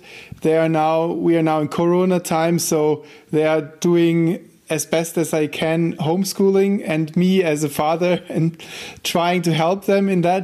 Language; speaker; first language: English; non-native, fluent; German